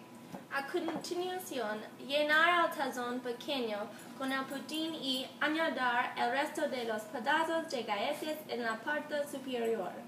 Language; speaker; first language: Spanish; non-native, learner; English